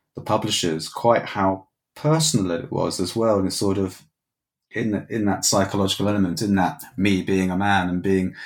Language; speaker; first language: English; native; English